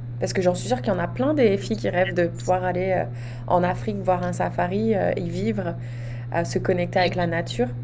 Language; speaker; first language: French; native; French